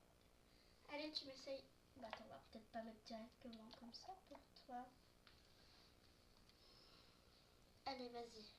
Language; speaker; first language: French; native; French